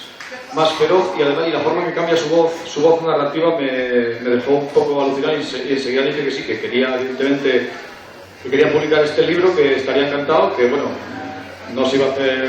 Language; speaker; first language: Spanish; native; Spanish